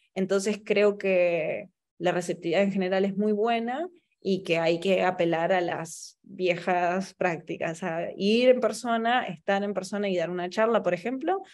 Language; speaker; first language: Spanish; native; Spanish